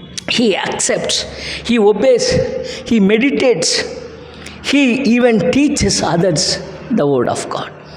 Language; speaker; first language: English; non-native, local second language; Telugu